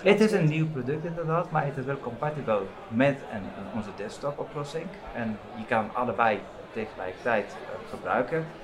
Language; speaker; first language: Dutch; non-native, fluent; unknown